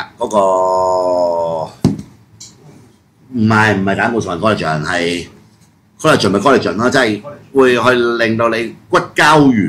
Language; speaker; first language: Cantonese; native; Cantonese